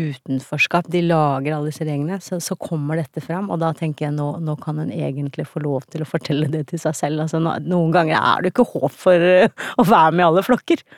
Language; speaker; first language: Norwegian; early bilingual, other home language; Turkish